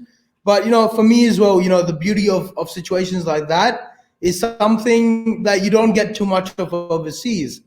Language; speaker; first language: English; early bilingual, other home language; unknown